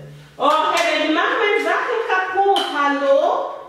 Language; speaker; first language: German; non-native, learner; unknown